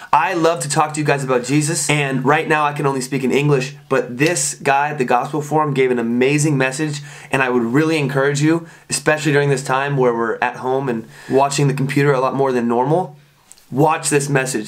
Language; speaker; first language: English; native; English